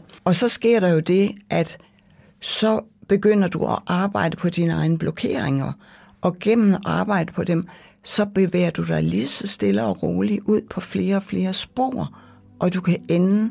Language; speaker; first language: Danish; native; Danish